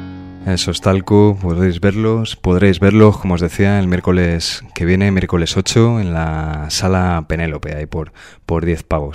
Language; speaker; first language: Spanish; native; Spanish